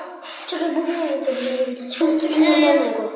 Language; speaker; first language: Polish; native; Polish